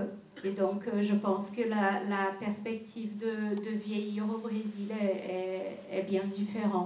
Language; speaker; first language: French; non-native, fluent; Portuguese